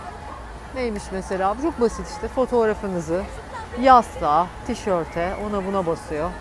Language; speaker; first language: Turkish; native; Turkish